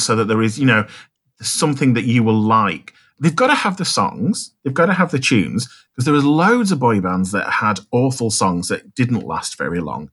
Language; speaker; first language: English; native; English